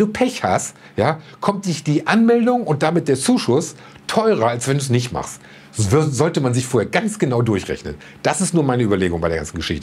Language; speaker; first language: German; native; German